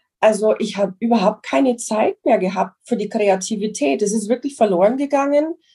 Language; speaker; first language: German; non-native, fluent; English